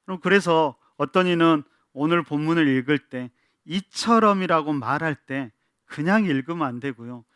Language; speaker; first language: Korean; native; Korean